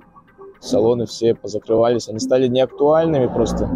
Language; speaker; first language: Russian; native; Russian